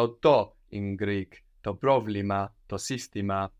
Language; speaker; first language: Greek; non-native, fluent; English